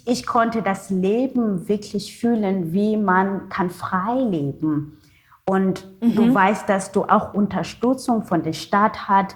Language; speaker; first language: German; non-native, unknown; Xhosa